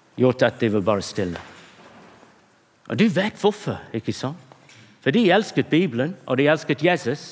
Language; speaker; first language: Norwegian; non-native, fluent; English